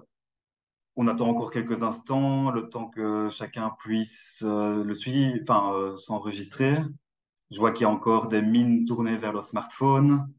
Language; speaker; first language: French; native; French